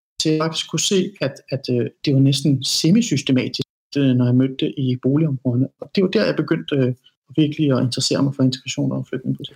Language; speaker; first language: Danish; early bilingual, other home language; Persian